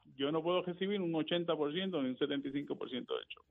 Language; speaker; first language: Spanish; native; Spanish